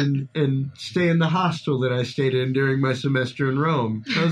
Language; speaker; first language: English; native; English